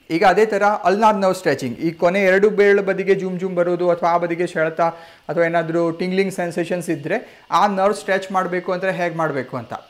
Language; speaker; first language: Kannada; non-native, local second language; Gujarati